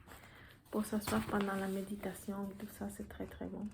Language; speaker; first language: French; non-native, fluent; Spanish